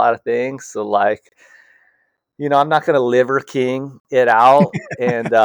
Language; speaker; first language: English; native; English